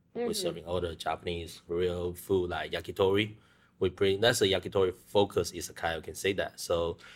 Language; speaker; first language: English; non-native, learner; Chinese